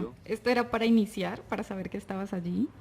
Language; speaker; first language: Spanish; native; Spanish